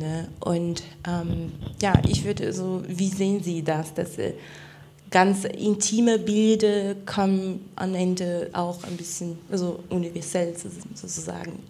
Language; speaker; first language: German; non-native, fluent; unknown